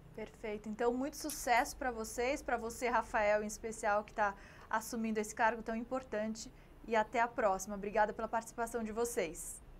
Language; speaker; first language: Portuguese; native; Portuguese